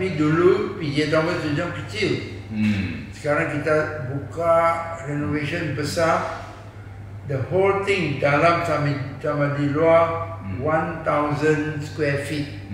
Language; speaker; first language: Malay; non-native, local second language; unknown